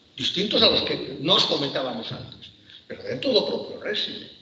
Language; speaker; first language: Spanish; native; Spanish